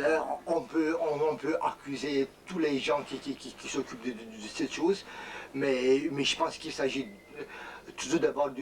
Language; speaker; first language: French; non-native, fluent; Romanian